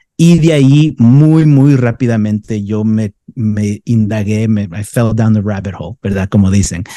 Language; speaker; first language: Spanish; native; Spanish